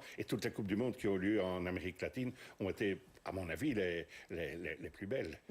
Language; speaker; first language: French; native; French